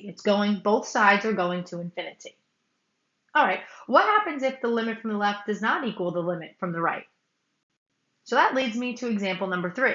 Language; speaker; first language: English; native; English